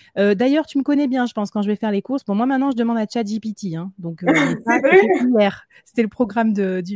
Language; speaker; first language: French; native; French